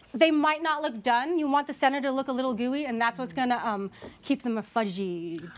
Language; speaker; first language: English; native; English